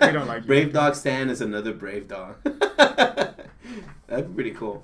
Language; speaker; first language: English; native; English